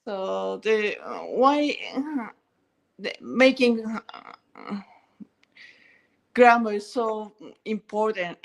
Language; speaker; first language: English; non-native, learner; Japanese